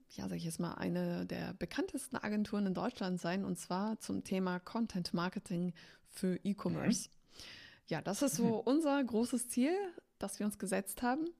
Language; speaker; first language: German; early bilingual, other home language; Polish